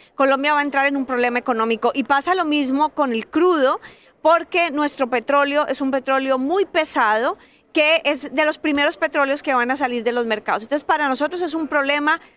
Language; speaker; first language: Spanish; native; Spanish